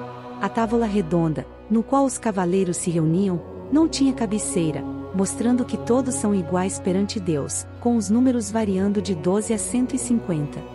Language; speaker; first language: Portuguese; native; Portuguese